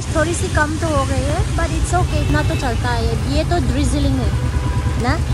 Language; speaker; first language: Hindi; non-native, local second language; Bangla